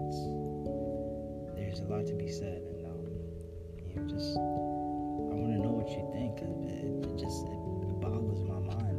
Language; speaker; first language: English; native; English